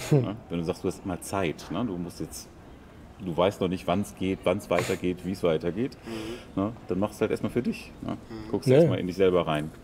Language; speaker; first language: German; native; German